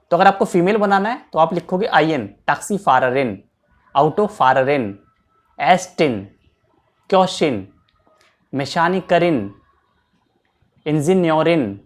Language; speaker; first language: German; non-native, fluent; Hindi